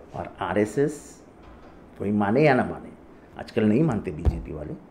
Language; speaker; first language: Hindi; non-native, local second language; Marathi